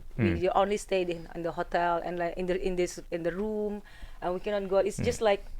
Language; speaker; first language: English; non-native, fluent; Indonesian